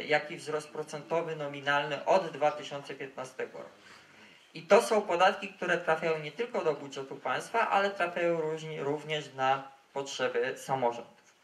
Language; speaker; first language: Polish; native; Polish